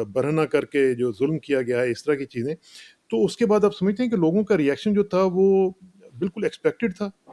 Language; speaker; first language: Urdu; non-native, local second language; Punjabi